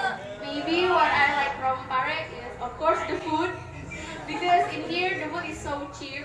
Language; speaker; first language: English; non-native, learner; Indonesian